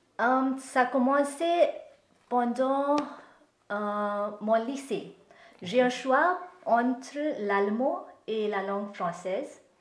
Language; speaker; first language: French; non-native, fluent; Marathi